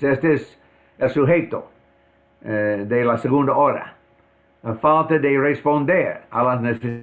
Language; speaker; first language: Spanish; non-native, fluent; English